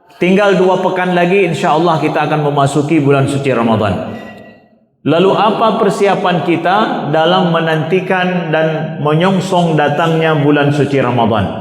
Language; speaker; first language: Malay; non-native, local second language; Achinese